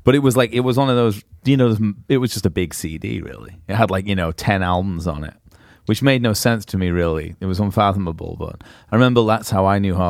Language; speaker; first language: English; native; English